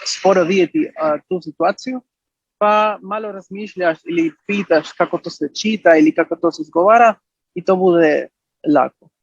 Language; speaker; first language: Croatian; early bilingual, heritage; Spanish